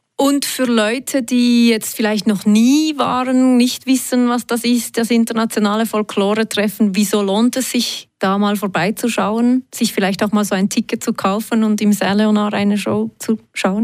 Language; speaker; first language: German; native; German